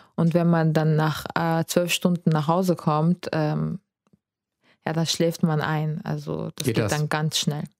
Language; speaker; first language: German; non-native, fluent; Azerbaijani